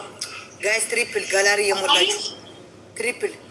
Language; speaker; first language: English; non-native, learner; Amharic